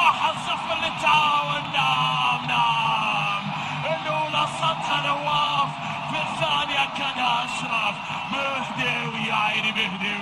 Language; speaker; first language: Arabic; native; Arabic